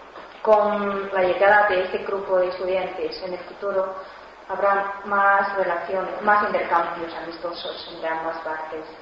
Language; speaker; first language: Spanish; non-native, fluent; Chinese